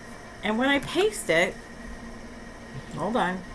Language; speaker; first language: English; native; English